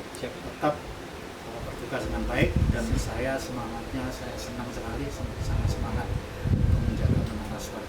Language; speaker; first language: Indonesian; native; Indonesian